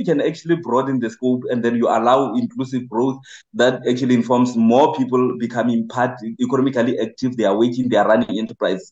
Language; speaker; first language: English; non-native, local second language; Southern Sotho